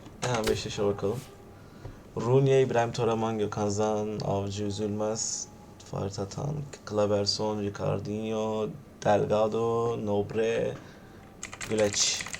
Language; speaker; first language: Turkish; native; Turkish